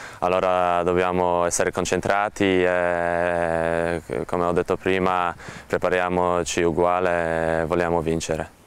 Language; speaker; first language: Italian; non-native, learner; Polish